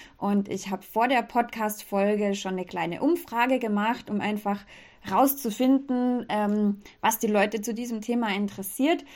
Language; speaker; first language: German; native; German